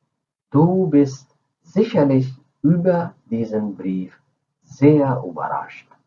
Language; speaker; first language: German; non-native, fluent; Urdu